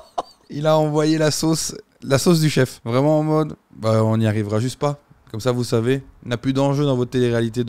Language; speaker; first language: French; native; French